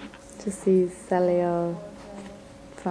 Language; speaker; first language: French; non-native, learner; English